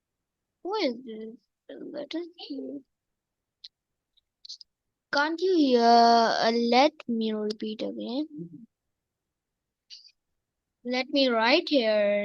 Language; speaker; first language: English; non-native, local second language; Urdu